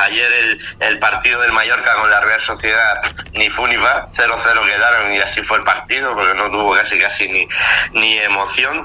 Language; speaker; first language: Spanish; native; Spanish